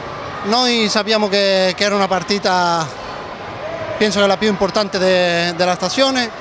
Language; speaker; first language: Italian; non-native, learner; Spanish